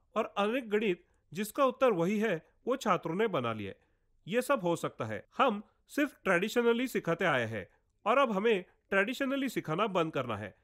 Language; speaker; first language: Hindi; non-native, local second language; Marathi